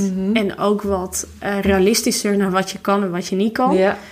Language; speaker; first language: Dutch; non-native, fluent; Albanian